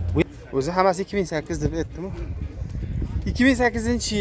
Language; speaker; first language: Turkish; non-native, learner; Uzbek